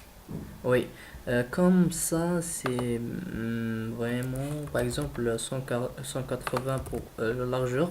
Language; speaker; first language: French; non-native, learner; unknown